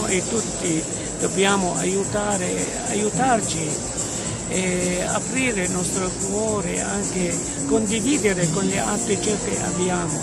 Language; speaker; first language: Italian; non-native, fluent; Arabic